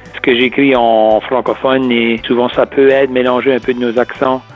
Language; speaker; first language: French; native; French